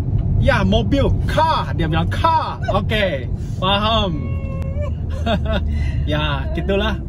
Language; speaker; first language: Indonesian; non-native, fluent; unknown